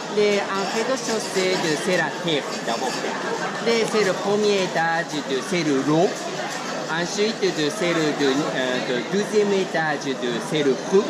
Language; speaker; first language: French; non-native, learner; Japanese